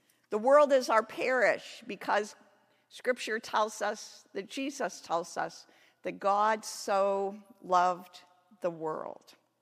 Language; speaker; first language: English; native; English